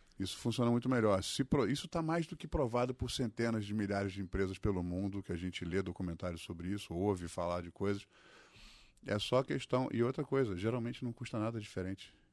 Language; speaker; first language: Portuguese; early bilingual, other home language; English